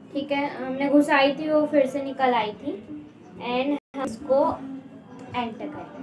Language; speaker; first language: Hindi; native; Hindi